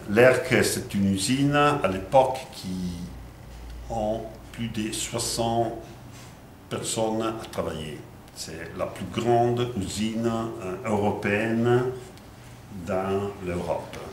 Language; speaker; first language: French; non-native, fluent; Italian